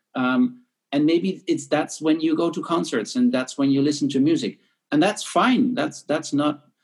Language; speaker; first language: English; non-native, fluent; Dutch